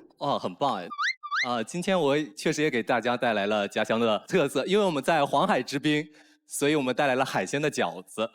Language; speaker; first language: Chinese; native; Chinese